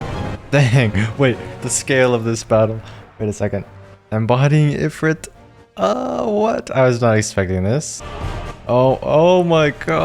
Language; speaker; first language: English; native; English